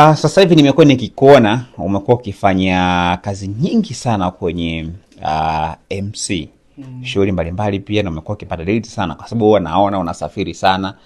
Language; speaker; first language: Swahili; native; Swahili